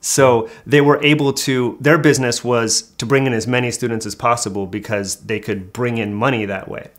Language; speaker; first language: English; native; English